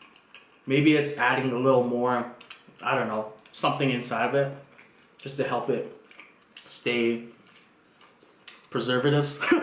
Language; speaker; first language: English; native; English